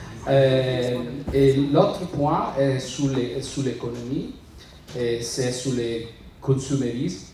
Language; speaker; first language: French; non-native, learner; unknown